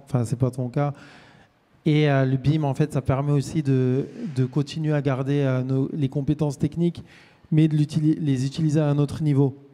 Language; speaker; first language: French; native; French